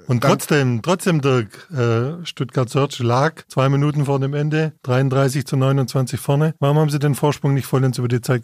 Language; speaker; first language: German; native; German